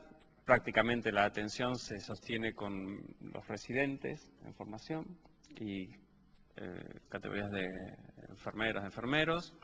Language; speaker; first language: Spanish; native; Spanish